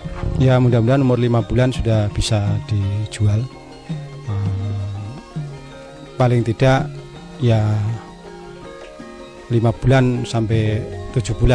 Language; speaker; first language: Indonesian; non-native, local second language; Javanese